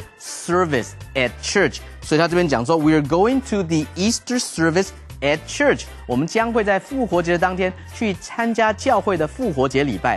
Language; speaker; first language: Chinese; native; Chinese